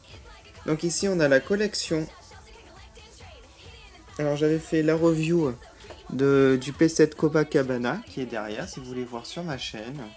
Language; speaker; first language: French; native; French